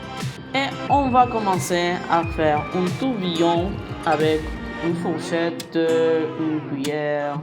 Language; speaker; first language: French; non-native, fluent; Spanish